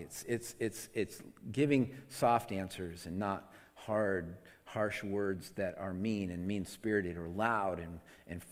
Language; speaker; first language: English; native; English